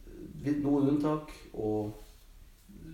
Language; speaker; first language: Norwegian; native; Norwegian